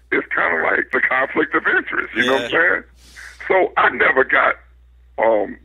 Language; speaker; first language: English; native; English